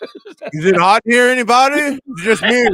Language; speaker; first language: English; native; English